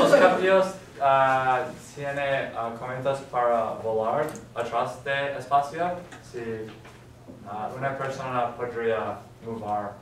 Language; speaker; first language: Spanish; non-native, learner; English